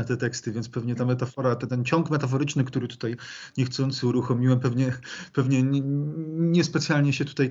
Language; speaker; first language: Polish; native; Polish